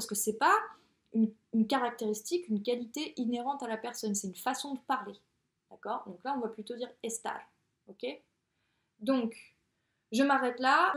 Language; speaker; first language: French; native; French